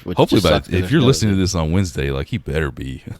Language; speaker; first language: English; native; English